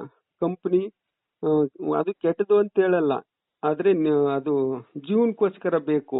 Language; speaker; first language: Kannada; native; Kannada